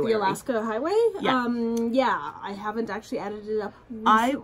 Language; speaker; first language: English; native; English